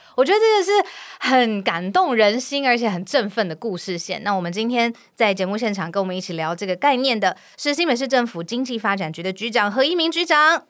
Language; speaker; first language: Chinese; native; Chinese